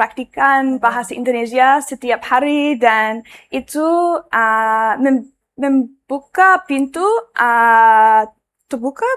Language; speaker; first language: Indonesian; non-native, learner; English